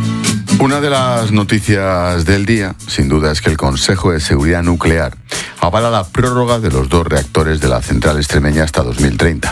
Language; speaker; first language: Spanish; native; Spanish